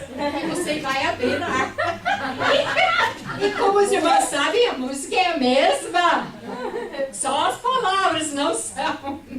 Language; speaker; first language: Portuguese; non-native, fluent; English